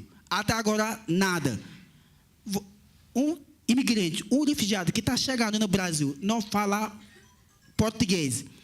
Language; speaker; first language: Portuguese; non-native, learner; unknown